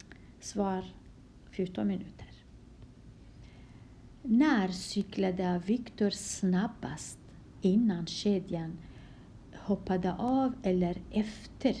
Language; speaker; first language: Swedish; non-native, fluent; Kurdish